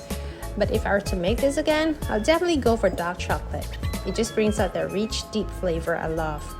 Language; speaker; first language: English; non-native, local second language; Indonesian